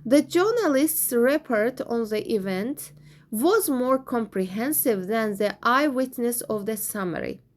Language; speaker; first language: English; non-native, fluent; Azerbaijani